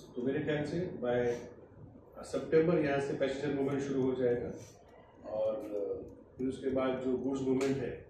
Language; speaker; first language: Hindi; non-native, local second language; Bangla